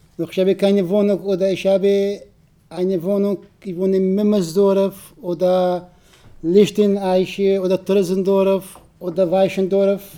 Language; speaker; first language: German; non-native, learner; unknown